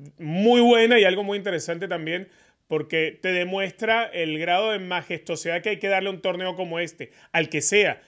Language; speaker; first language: Spanish; native; Spanish